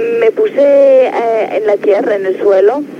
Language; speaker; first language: Spanish; non-native, fluent; Italian